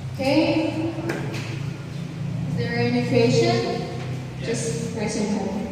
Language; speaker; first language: English; non-native, learner; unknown